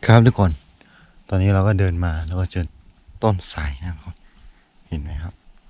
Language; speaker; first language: Thai; non-native, local second language; Karen languages